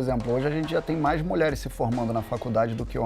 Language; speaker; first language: Portuguese; native; Portuguese